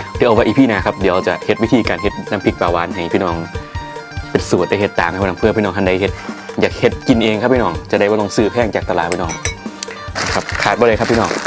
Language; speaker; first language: Thai; non-native, local second language; Northeastern Thai